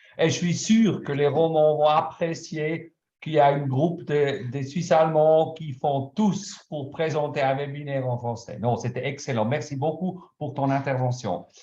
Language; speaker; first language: French; non-native, local second language; German